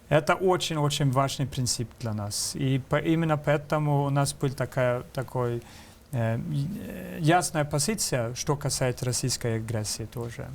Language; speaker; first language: Russian; non-native, fluent; Swedish